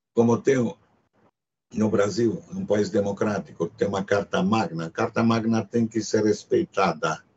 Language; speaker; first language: Portuguese; non-native, fluent; Hungarian